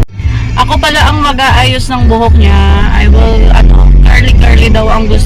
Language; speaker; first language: Filipino; native; Filipino